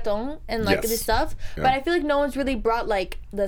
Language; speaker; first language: English; early bilingual, other home language; Spanish